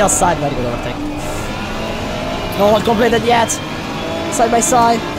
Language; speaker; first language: English; non-native, fluent; Italian